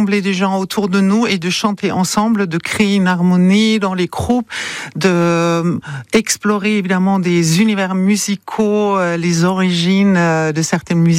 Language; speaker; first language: French; non-native, fluent; German